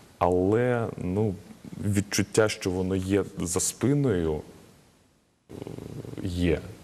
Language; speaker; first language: Ukrainian; native; Ukrainian